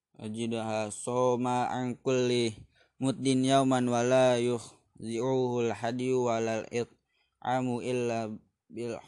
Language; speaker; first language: Arabic; non-native, learner; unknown